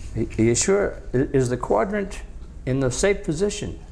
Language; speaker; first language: English; native; English